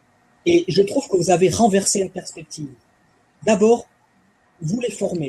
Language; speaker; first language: French; native; French